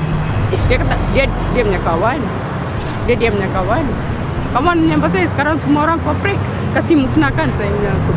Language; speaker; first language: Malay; non-native, local second language; Tamil